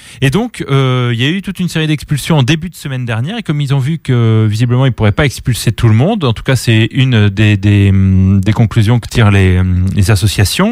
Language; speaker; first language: French; native; French